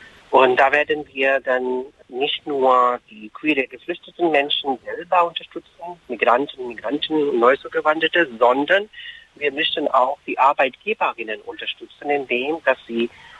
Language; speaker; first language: German; non-native, fluent; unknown